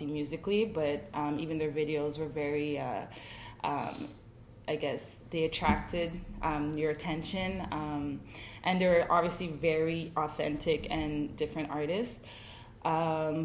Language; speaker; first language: English; native; English